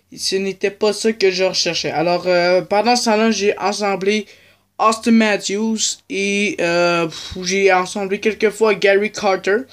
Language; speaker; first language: French; native; French